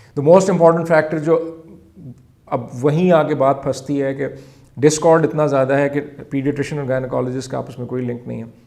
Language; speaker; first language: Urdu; native; Urdu